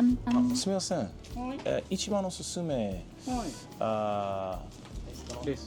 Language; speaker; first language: Japanese; non-native, learner; English